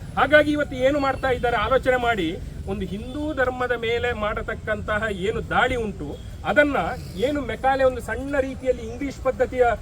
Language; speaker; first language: Kannada; native; Kannada